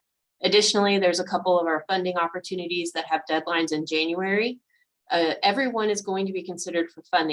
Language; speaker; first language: English; native; English